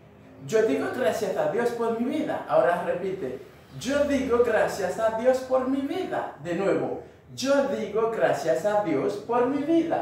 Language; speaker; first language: Spanish; non-native, fluent; Haitian Creole